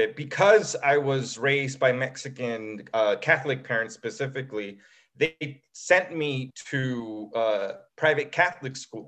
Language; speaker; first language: English; native; English